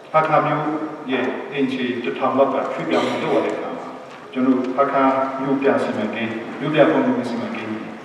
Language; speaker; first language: Burmese; non-native, local second language; Hakha Chin